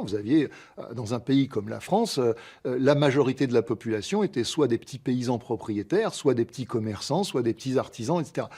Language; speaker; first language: French; native; French